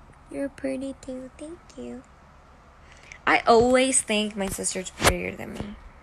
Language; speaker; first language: English; early bilingual, other home language; Korean